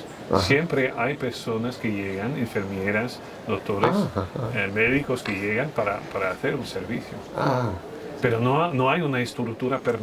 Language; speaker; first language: Spanish; non-native, fluent; French